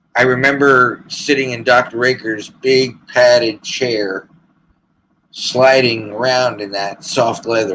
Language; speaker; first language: English; native; English